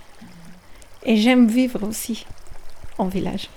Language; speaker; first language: French; non-native, learner; Arabic